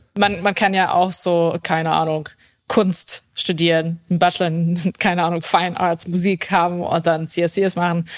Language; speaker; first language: German; early bilingual, heritage; English